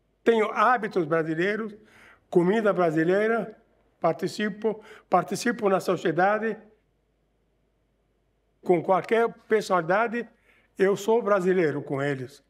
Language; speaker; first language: Portuguese; non-native, fluent; Arabic